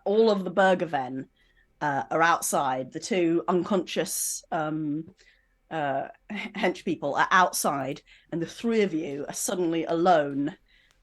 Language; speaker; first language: English; native; English